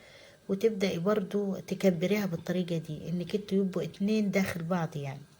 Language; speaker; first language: Arabic; native; Arabic